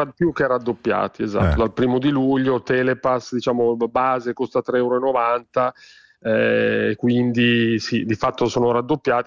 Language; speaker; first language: Italian; native; Italian